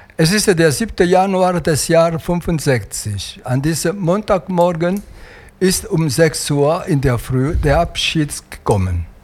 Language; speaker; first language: German; non-native, fluent; Italian